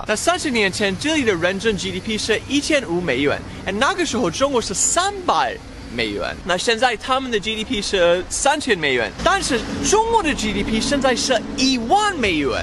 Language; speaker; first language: Chinese; non-native, fluent; English